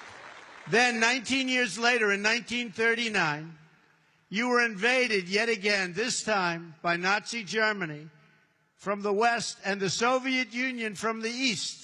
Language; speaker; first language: English; native; English